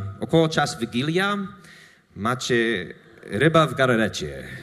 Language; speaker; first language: Polish; non-native, learner; English